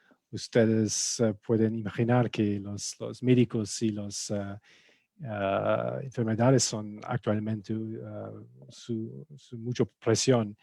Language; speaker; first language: Spanish; non-native, fluent; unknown